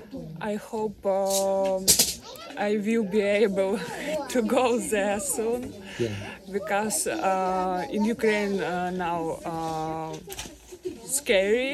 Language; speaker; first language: English; non-native, learner; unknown